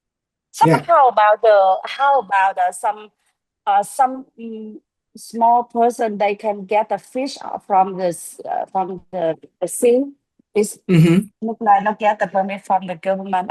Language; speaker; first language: English; non-native, learner; Vietnamese